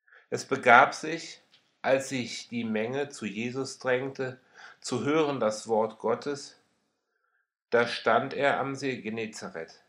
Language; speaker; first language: German; native; German